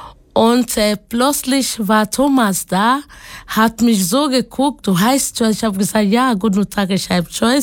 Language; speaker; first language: German; non-native, learner; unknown